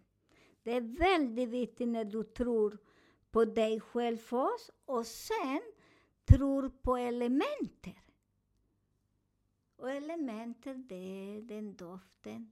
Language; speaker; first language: Swedish; non-native, learner; Spanish